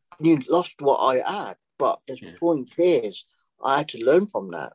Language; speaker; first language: English; native; English